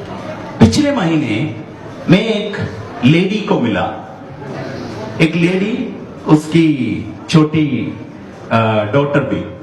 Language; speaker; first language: Hindi; non-native, fluent; Bangla